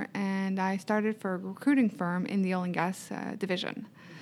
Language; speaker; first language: English; non-native, fluent; French